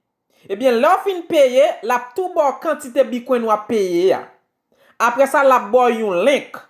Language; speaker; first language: French; non-native, local second language; Haitian Creole